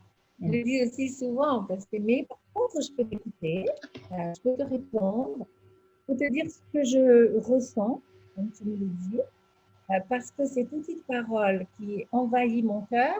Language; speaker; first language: French; native; French